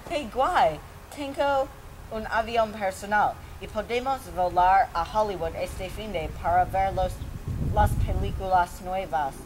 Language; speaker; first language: Spanish; non-native, learner; English